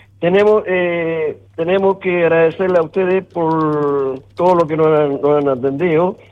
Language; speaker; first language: Spanish; native; Spanish